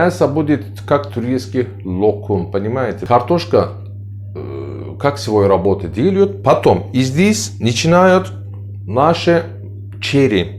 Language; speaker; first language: Russian; non-native, learner; Turkish